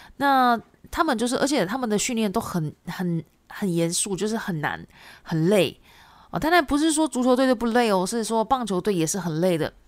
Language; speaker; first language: Chinese; non-native, fluent; Japanese